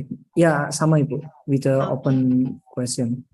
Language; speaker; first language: English; non-native, learner; Indonesian